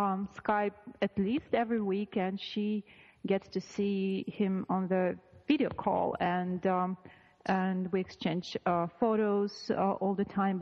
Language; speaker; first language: English; non-native, fluent; Russian